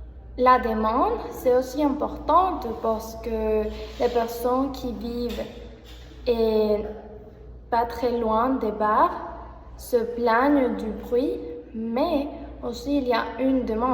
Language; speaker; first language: French; non-native, learner; Spanish